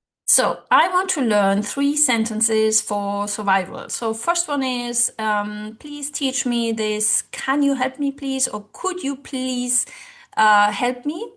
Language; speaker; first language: English; non-native, fluent; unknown